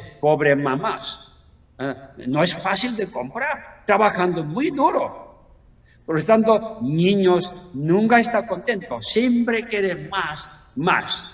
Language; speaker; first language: Spanish; non-native, learner; Tibetan